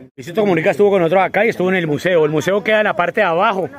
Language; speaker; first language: Spanish; native; Spanish